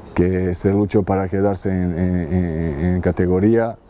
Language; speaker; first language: Spanish; non-native, learner; Serbian